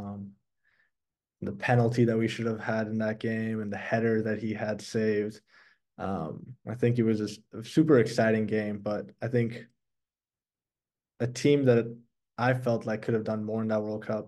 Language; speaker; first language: English; early bilingual, other home language; Persian